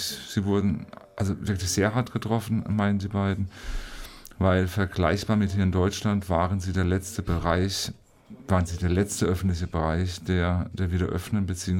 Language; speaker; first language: German; native; German